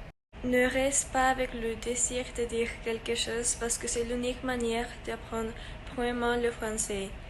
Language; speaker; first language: French; non-native, learner; Spanish